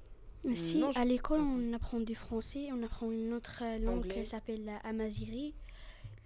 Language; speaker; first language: French; early bilingual, other home language; Arabic